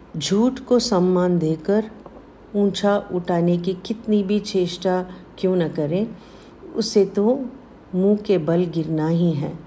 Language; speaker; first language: Hindi; non-native, local second language; Tamil